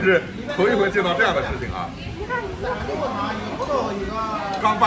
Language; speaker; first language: Chinese; native; Chinese